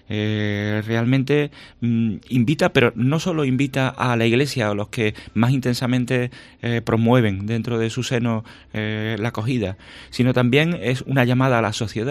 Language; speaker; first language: Spanish; native; Spanish